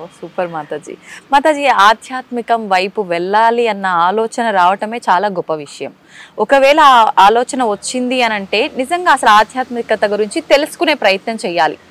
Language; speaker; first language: Telugu; native; Telugu